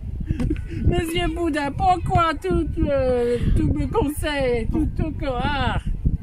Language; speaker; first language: French; non-native, learner; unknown